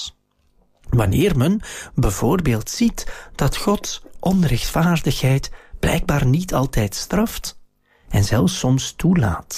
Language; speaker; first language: Dutch; native; Dutch